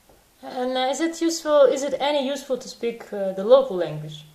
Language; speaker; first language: English; non-native, fluent; Russian